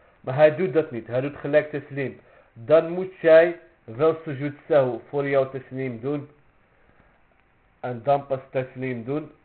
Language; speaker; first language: Dutch; early bilingual, other home language; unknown